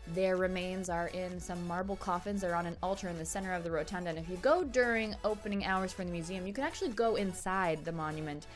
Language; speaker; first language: English; native; English